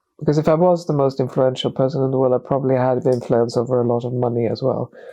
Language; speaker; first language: English; non-native, fluent; Swedish